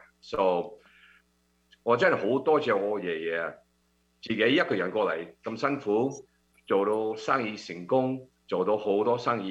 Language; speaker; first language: Cantonese; early bilingual, heritage; Cantonese